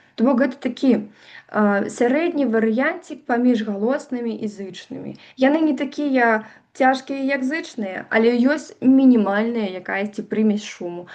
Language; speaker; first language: Belarusian; native; Belarusian